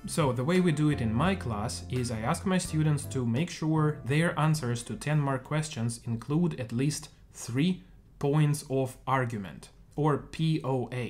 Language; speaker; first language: English; non-native, fluent; Russian